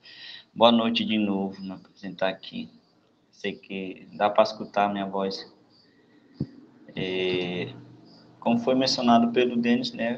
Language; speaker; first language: Portuguese; non-native, local second language; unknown